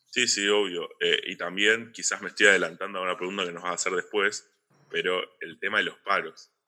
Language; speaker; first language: Spanish; native; Spanish